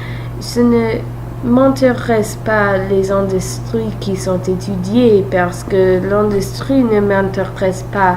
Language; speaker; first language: French; non-native, learner; English